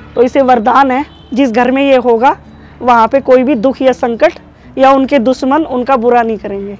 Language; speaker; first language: Hindi; native; Hindi